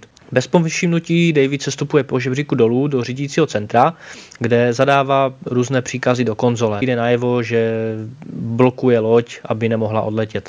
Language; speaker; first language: Czech; native; Czech